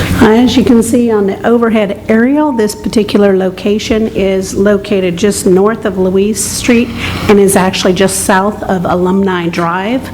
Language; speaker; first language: English; native; English